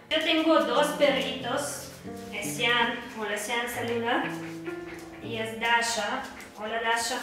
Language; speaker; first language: Spanish; non-native, fluent; Russian